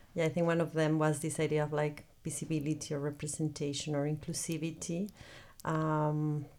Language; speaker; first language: English; non-native, fluent; Spanish